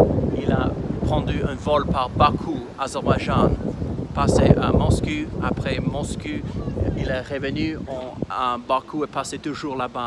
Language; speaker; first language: French; non-native, fluent; English